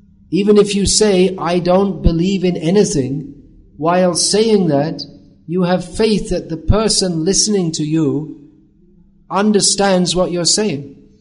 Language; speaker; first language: English; native; English